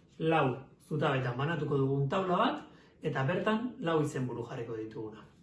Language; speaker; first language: Basque; native; Basque